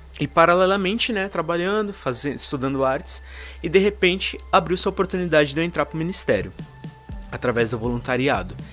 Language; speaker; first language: Portuguese; native; Portuguese